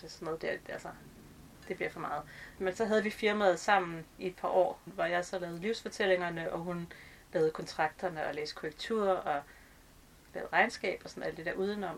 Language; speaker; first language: Danish; native; Danish